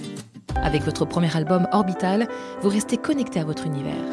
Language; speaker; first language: French; native; French